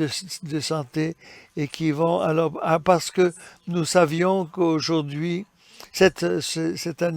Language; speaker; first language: French; non-native, fluent; English